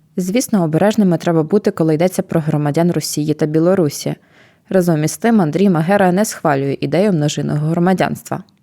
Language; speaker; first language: Ukrainian; native; Ukrainian